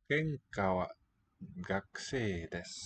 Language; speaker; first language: Japanese; non-native, learner; English